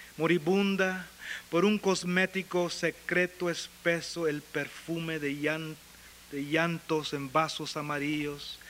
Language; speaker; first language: Spanish; early bilingual, heritage; Spanish